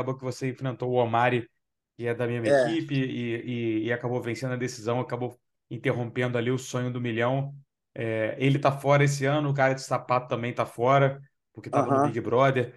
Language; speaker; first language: Portuguese; native; Portuguese